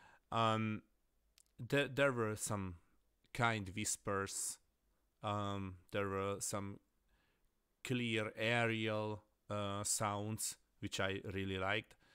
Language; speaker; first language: English; non-native, fluent; Hungarian